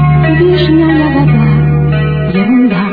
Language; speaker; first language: Russian; non-native, learner; Italian